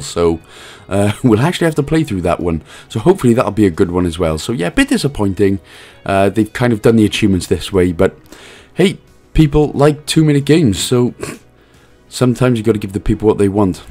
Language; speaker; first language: English; native; English